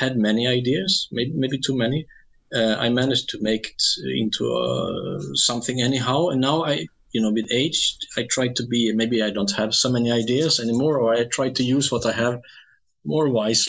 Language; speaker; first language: English; non-native, fluent; Swedish